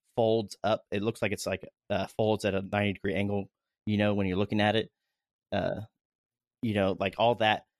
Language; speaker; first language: English; native; English